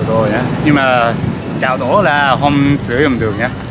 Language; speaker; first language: Vietnamese; non-native, learner; Japanese